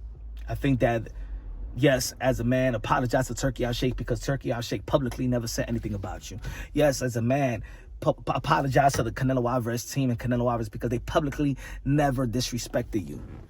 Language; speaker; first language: English; native; English